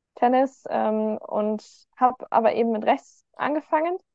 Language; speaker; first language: German; native; German